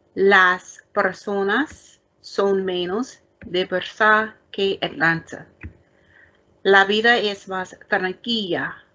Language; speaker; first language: Spanish; non-native, learner; English